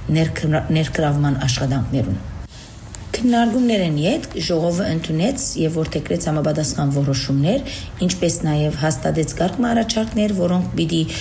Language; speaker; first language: Armenian; early bilingual, heritage; Armenian